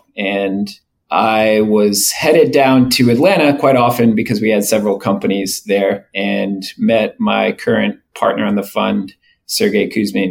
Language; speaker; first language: English; native; English